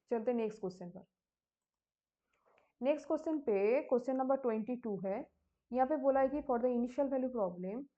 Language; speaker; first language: Hindi; native; Hindi